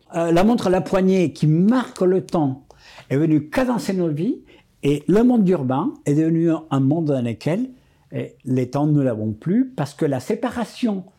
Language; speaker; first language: French; non-native, fluent; Spanish